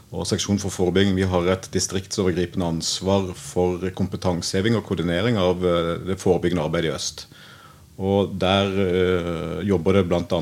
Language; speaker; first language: Norwegian; native; Norwegian